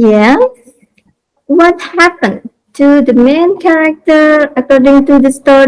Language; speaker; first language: English; non-native, learner; Indonesian